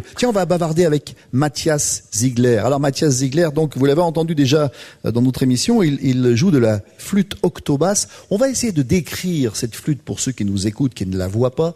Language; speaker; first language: French; native; French